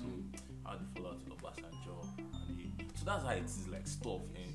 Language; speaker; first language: English; non-native, local second language; Igbo